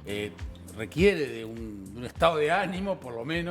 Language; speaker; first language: Spanish; native; Spanish